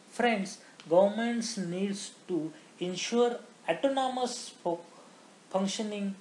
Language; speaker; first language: English; non-native, local second language; Marathi